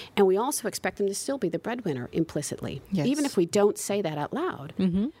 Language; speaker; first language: English; native; English